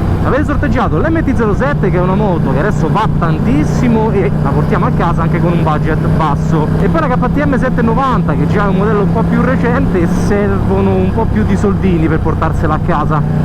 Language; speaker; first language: Italian; native; Italian